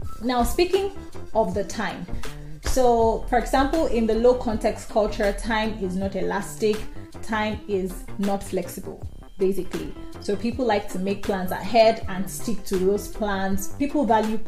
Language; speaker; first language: English; non-native, local second language; Yoruba